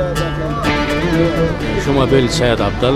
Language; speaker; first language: French; non-native, learner; Arabic